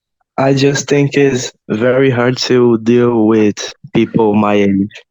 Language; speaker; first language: English; non-native, learner; Portuguese